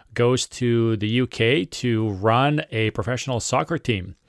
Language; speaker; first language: English; non-native, fluent; Serbian